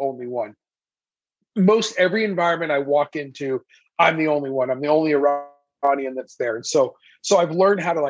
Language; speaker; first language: English; early bilingual, other home language; Persian